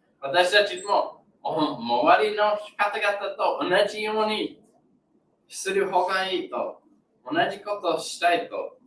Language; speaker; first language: Japanese; non-native, fluent; English